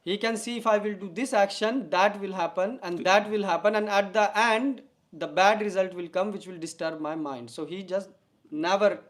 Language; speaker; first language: English; non-native, local second language; Hindi